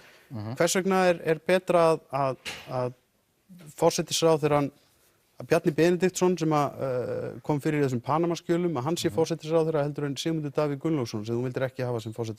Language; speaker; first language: Icelandic; native; Icelandic